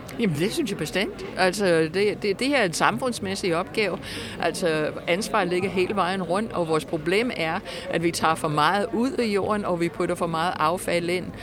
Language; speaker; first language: Danish; non-native, fluent; English